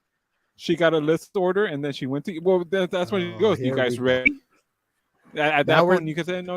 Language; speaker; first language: English; native; English